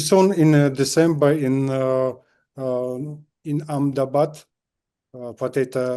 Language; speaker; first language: English; non-native, learner; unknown